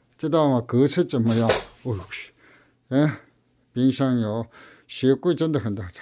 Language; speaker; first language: Chinese; non-native, learner; Korean